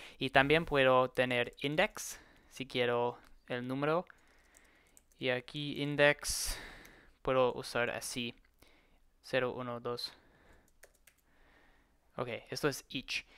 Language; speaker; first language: Spanish; non-native, learner; English